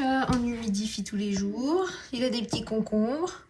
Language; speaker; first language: French; native; French